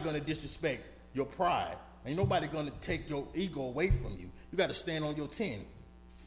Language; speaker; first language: English; native; English